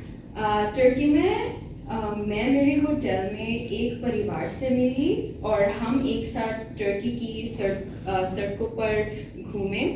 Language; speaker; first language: Hindi; non-native, learner; Bangla